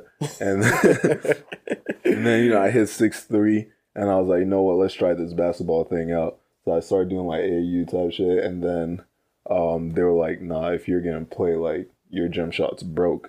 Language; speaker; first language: English; native; English